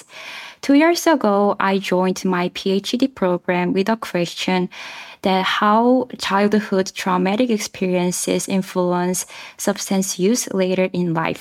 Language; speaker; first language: English; non-native, fluent; Korean